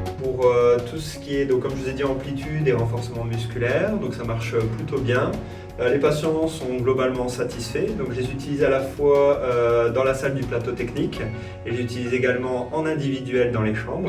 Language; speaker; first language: French; native; French